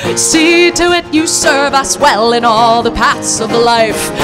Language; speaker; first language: English; native; English